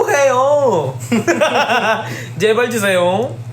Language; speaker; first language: Korean; non-native, learner; Filipino